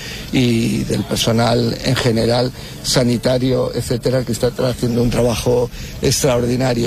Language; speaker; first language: Spanish; native; Spanish